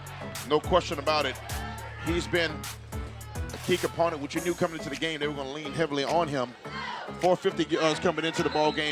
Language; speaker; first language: English; native; English